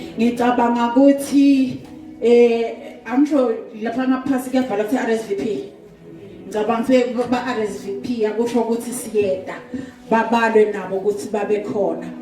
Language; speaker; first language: Zulu; non-native, local second language; Swati